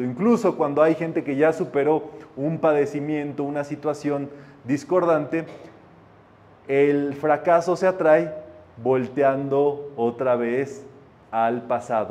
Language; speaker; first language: Spanish; native; Spanish